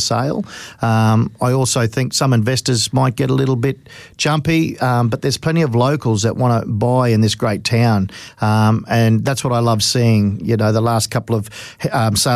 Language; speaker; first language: English; native; English